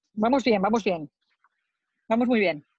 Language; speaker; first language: Spanish; native; Spanish